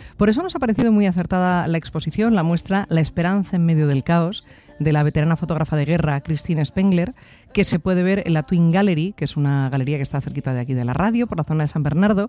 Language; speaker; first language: Spanish; native; Spanish